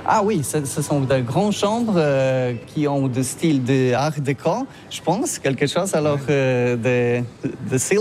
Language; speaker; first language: French; non-native, learner; Polish